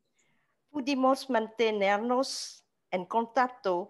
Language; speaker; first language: Spanish; non-native, learner; Khmer